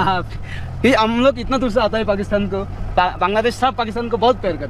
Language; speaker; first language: Hindi; non-native, learner; Bangla